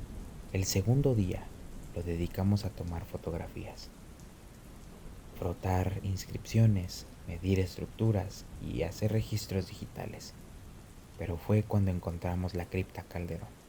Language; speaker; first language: Spanish; native; Spanish